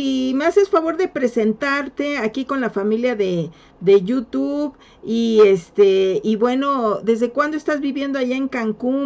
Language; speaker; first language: Spanish; native; Spanish